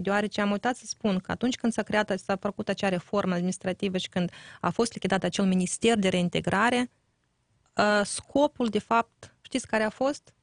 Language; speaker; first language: Romanian; native; Romanian